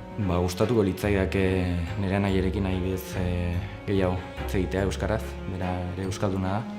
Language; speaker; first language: Basque; non-native, local second language; Spanish